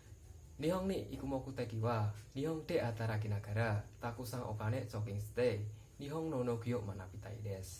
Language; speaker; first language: Japanese; non-native, learner; Indonesian